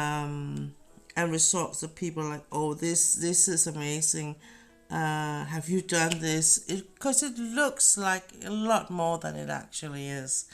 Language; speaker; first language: English; non-native, fluent; Danish